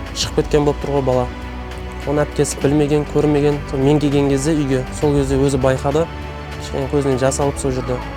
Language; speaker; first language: Kazakh; native; Kazakh